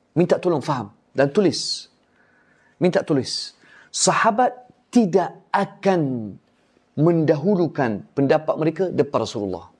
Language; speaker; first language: Malay; non-native, fluent; Arabic